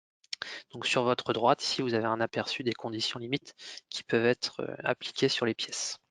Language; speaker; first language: French; native; French